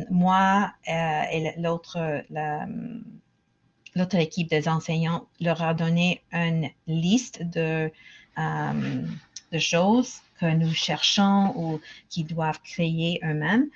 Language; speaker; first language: French; non-native, local second language; English